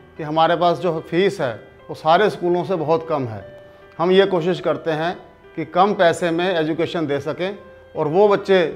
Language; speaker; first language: Urdu; non-native, local second language; Punjabi